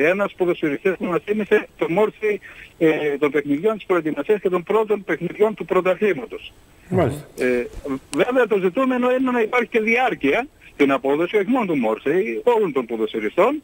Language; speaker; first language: Greek; native; Greek